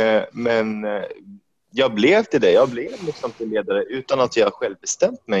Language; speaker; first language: Swedish; non-native, fluent; Arabic